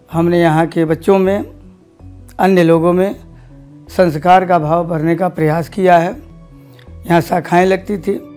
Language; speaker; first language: Hindi; native; Hindi